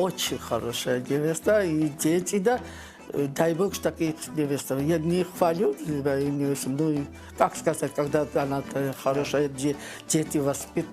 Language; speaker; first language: Russian; non-native, learner; Georgian